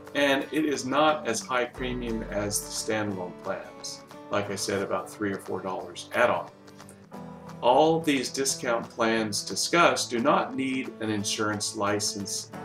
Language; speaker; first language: English; native; English